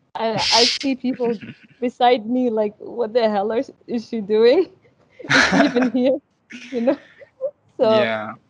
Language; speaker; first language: English; early bilingual, other home language; Arabic